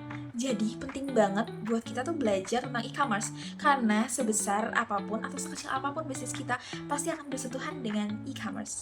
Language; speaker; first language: Indonesian; native; Indonesian